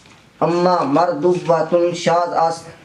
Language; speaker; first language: Persian; non-native, learner; Punjabi